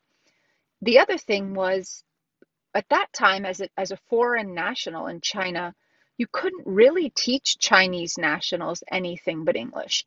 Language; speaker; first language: English; native; English